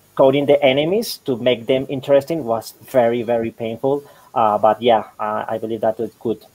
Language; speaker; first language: English; non-native, fluent; Spanish